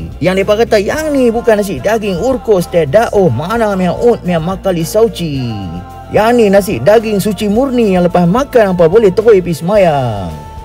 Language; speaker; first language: Malay; native; Malay